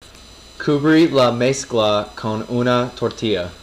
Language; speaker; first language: Spanish; non-native, learner; English